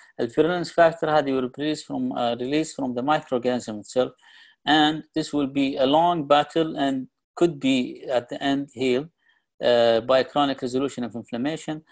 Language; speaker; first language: English; non-native, fluent; Arabic